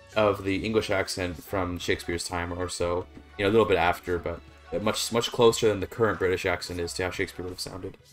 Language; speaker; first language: English; native; English